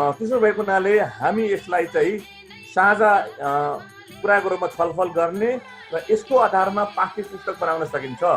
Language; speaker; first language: Nepali; non-native, local second language; Eastern Tamang